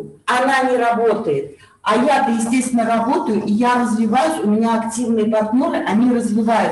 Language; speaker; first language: Russian; native; Russian